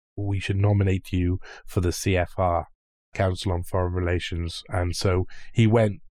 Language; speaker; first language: English; native; English